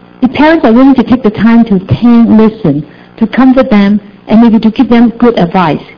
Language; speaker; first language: English; non-native, local second language; Cantonese